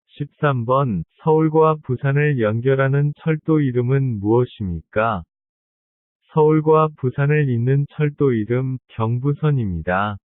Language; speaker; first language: Korean; non-native, learner; Vietnamese